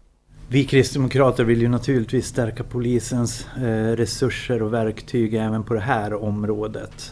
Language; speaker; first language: Swedish; native; Swedish